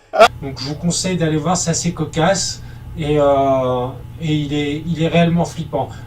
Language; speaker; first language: French; native; French